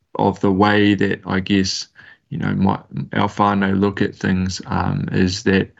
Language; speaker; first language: English; native; English